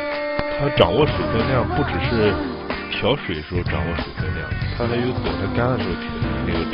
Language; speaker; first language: Chinese; native; Chinese